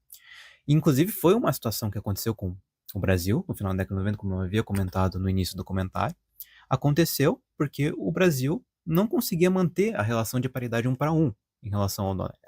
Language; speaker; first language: Portuguese; native; Portuguese